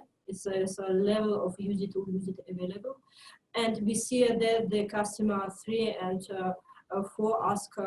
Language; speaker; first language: English; non-native, fluent; French